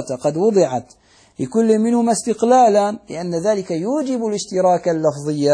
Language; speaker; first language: Arabic; native; Arabic